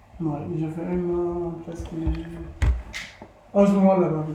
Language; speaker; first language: French; non-native, learner; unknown